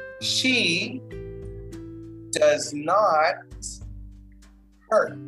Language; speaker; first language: English; non-native, fluent; Spanish